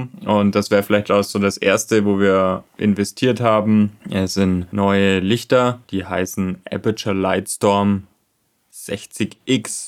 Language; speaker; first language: German; native; German